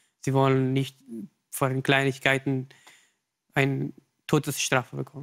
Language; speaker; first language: German; non-native, learner; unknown